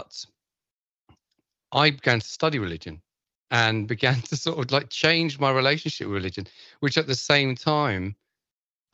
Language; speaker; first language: English; native; English